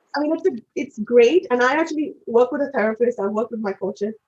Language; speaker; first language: English; non-native, local second language; Hindi